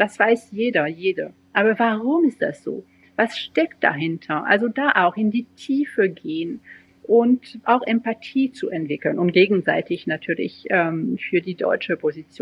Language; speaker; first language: German; non-native, fluent; French